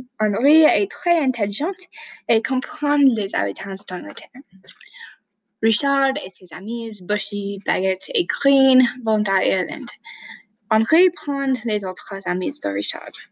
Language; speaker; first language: French; non-native, learner; English